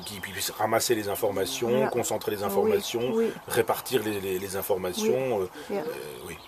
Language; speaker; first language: French; native; French